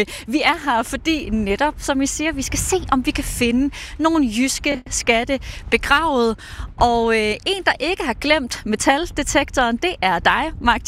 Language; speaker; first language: Danish; native; Danish